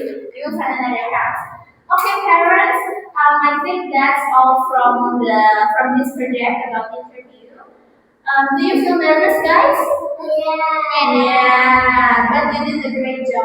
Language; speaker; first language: English; non-native, fluent; Indonesian